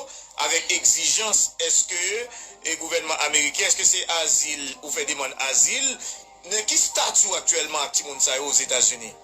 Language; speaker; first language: Haitian Creole; native; Haitian Creole